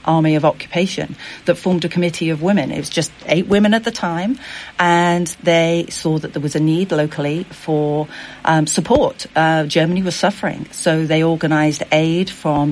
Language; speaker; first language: English; native; English